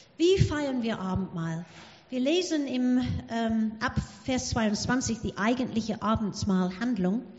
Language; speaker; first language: German; non-native, fluent; English